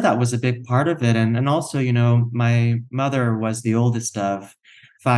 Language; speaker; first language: English; native; English